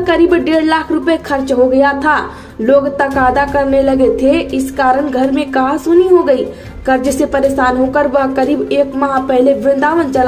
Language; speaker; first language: Hindi; native; Hindi